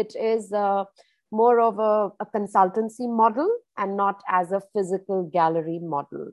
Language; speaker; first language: English; non-native, local second language; Hindi